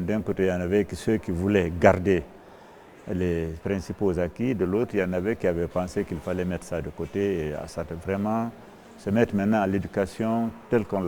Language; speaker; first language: French; non-native, local second language; Fula